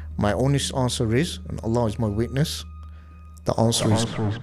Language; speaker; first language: English; early bilingual, other home language; Hindi